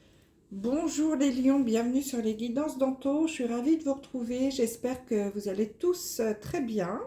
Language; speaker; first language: French; native; French